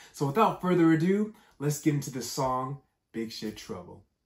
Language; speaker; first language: English; native; English